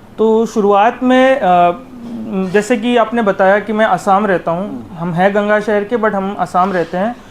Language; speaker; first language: Hindi; native; Hindi